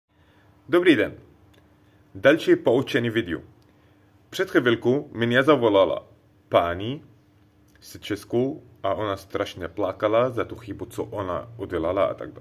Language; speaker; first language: Czech; non-native, learner; Arabic